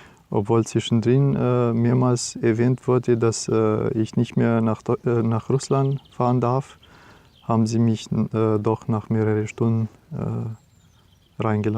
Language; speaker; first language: German; non-native, fluent; Romanian